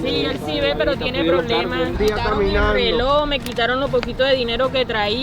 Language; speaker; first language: Spanish; native; Spanish